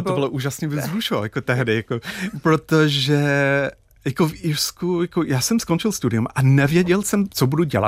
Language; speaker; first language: Czech; non-native, fluent; English